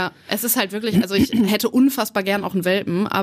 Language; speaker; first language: German; native; German